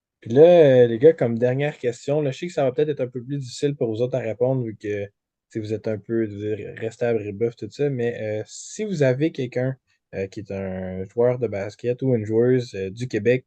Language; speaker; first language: French; native; French